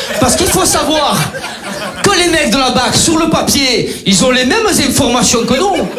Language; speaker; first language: French; native; French